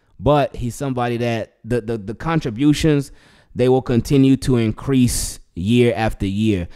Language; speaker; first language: English; native; English